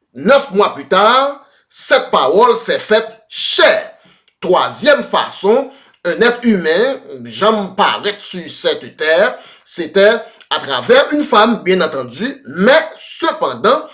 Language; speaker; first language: French; non-native, local second language; Haitian Creole